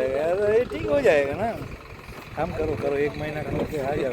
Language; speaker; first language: Hindi; non-native, learner; Tamil